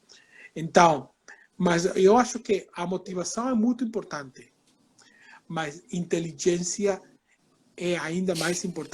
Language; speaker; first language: Portuguese; non-native, fluent; Spanish